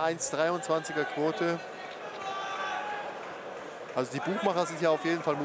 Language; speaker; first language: German; native; German